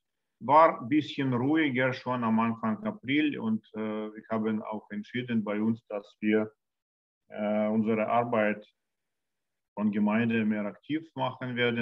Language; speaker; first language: German; non-native, learner; Russian